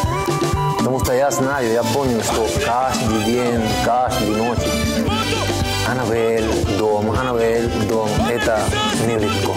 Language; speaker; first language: Russian; non-native, learner; Spanish